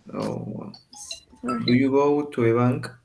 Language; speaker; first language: English; non-native, learner; Spanish